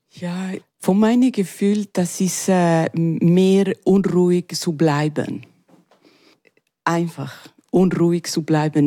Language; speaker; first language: German; non-native, learner; Spanish